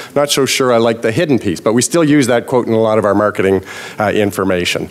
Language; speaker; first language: English; native; English